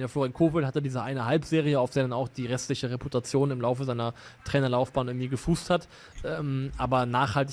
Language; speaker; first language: German; native; German